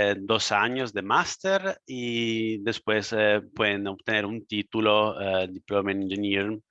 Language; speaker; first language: Spanish; non-native, fluent; Italian